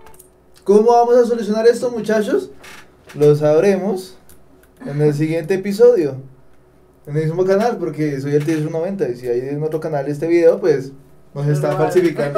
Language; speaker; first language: Spanish; native; Spanish